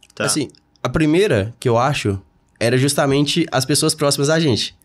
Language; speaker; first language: Portuguese; native; Portuguese